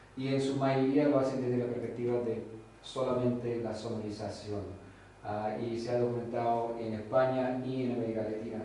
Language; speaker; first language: Spanish; non-native, fluent; English